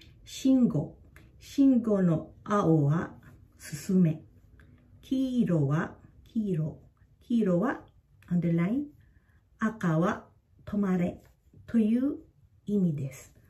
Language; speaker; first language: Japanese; non-native, fluent; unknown